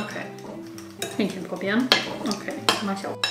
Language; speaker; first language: German; native; German